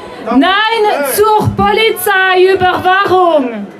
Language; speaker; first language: German; non-native, local second language; French